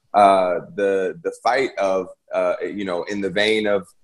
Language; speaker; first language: English; native; English